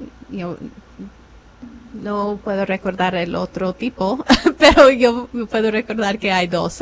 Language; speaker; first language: Spanish; non-native, fluent; English